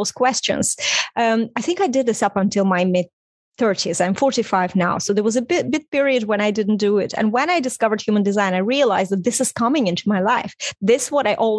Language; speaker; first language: English; non-native, fluent; Russian